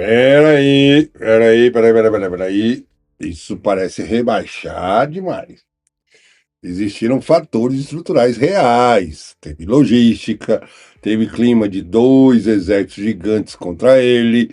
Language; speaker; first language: Portuguese; native; Portuguese